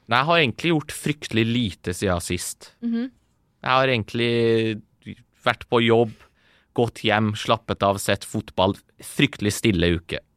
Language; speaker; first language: Norwegian; early bilingual, other home language; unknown